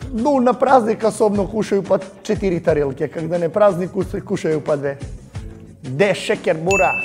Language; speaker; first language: Russian; non-native, learner; Serbian